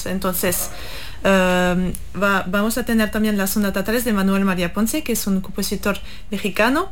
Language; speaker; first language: Spanish; non-native, learner; English